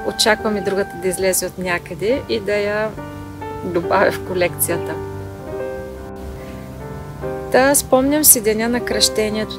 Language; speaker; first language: Bulgarian; native; Bulgarian